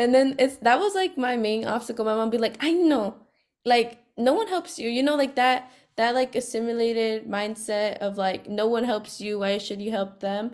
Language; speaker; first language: English; native; English